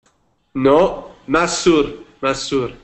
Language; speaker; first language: Spanish; non-native, fluent; English